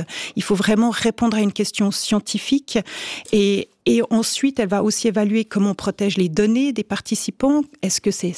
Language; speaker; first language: French; native; French